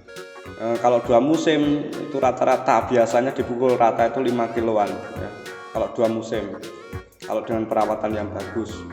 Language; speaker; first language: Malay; non-native, local second language; Javanese